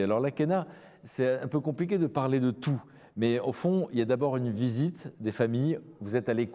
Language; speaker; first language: French; native; French